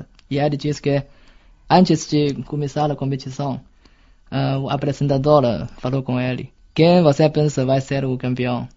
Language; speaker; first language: Portuguese; non-native, fluent; Chinese